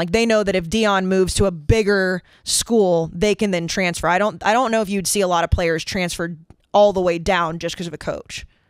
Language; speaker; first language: English; native; English